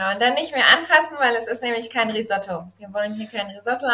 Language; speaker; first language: German; native; German